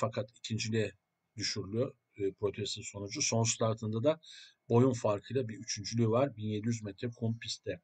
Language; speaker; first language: Turkish; native; Turkish